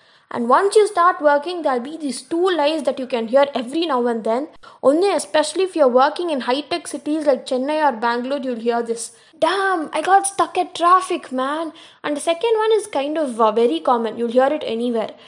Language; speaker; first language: English; non-native, local second language; Tamil